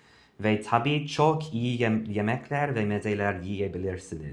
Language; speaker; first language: Turkish; non-native, learner; English